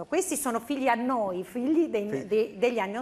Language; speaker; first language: Italian; native; Italian